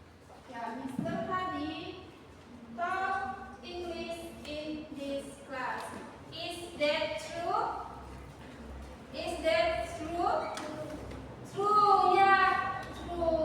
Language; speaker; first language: English; non-native, learner; Indonesian